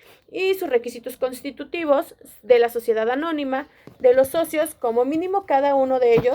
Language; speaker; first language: Spanish; native; Spanish